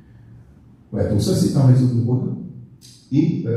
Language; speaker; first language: French; native; French